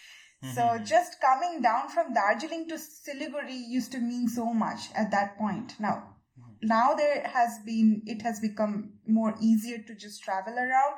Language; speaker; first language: English; non-native, local second language; Bangla